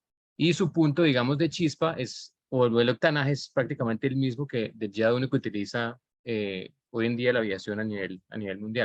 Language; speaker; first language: Spanish; native; Spanish